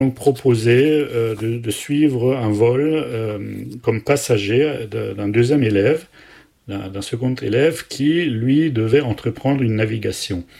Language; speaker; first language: French; native; French